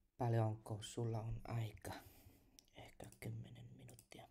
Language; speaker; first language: Finnish; non-native, learner; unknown